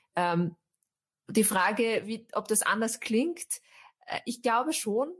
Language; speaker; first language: German; native; German